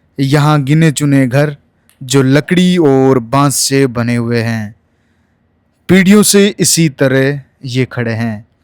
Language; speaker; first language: Hindi; native; Hindi